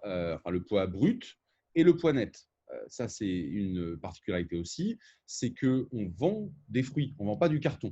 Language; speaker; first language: French; native; French